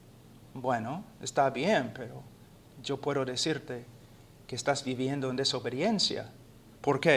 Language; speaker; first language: Spanish; non-native, fluent; English